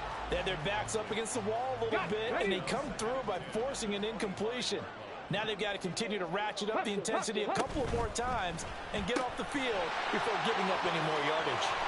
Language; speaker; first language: English; native; English